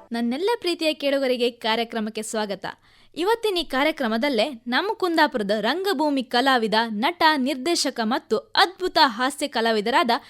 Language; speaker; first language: Kannada; native; Kannada